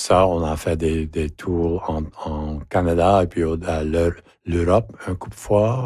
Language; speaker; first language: French; native; French